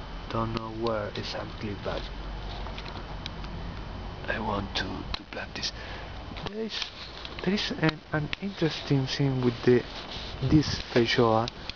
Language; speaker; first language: English; non-native, learner; Spanish